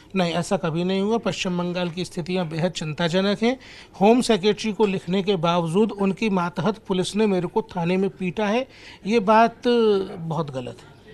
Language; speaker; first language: Hindi; native; Hindi